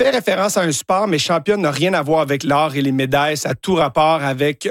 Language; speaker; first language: French; native; French